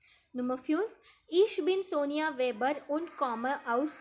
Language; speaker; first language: German; non-native, fluent; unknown